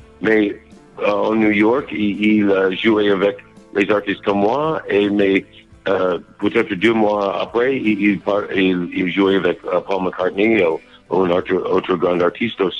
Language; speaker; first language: French; non-native, learner; English